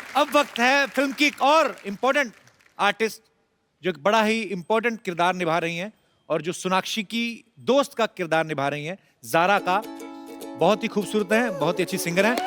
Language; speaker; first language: Hindi; non-native, local second language; Punjabi